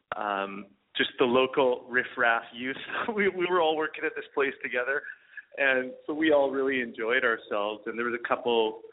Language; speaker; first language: English; native; English